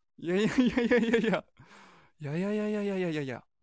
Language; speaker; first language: Japanese; native; Japanese